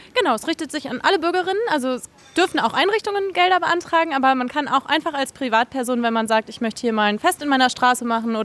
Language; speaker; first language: German; native; German